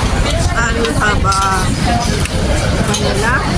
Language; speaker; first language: English; non-native, local second language; Filipino